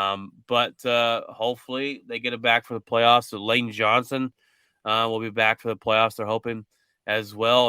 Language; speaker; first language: English; native; English